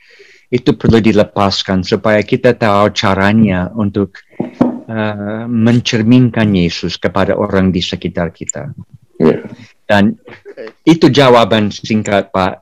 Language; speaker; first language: Indonesian; non-native, fluent; English